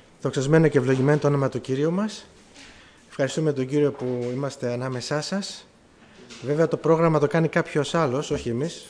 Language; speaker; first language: Greek; early bilingual, heritage; German